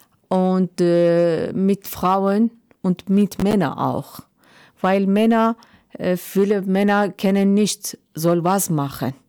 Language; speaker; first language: German; non-native, learner; Persian